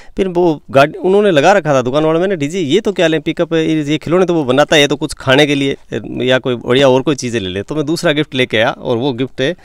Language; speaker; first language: Hindi; native; Hindi